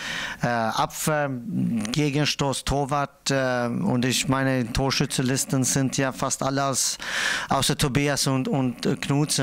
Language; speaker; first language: German; non-native, fluent; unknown